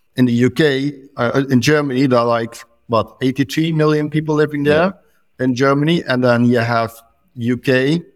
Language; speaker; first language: English; non-native, fluent; Dutch